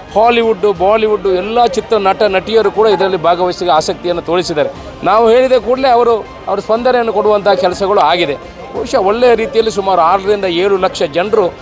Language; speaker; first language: Kannada; non-native, local second language; Tulu